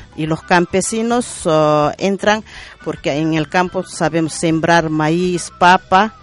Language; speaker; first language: Spanish; non-native, local second language; Quechua